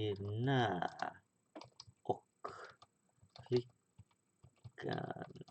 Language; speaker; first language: Swedish; non-native, learner; English